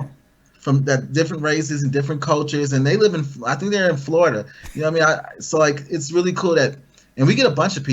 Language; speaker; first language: English; native; English